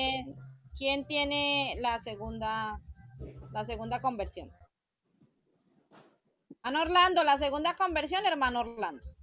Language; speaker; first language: Spanish; native; Spanish